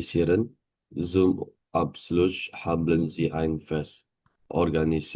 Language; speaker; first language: German; non-native, learner; Indonesian